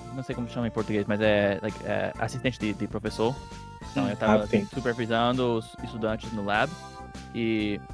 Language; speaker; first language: Portuguese; early bilingual, heritage; Portuguese